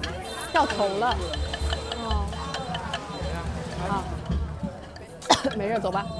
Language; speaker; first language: Chinese; non-native, fluent; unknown